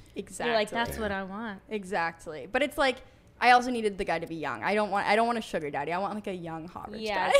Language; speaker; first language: English; native; English